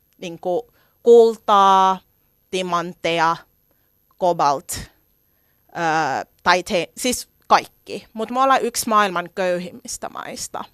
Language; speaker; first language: Finnish; early bilingual, other home language; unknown